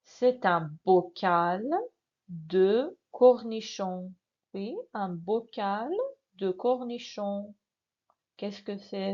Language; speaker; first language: French; non-native, fluent; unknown